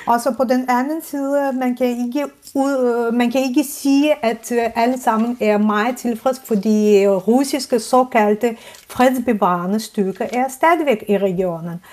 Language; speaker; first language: Danish; non-native, fluent; Azerbaijani